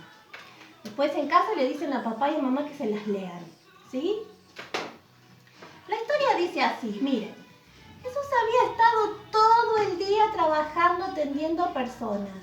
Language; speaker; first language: Spanish; native; Spanish